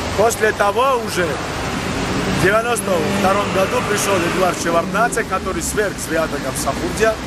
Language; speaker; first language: Russian; non-native, local second language; Georgian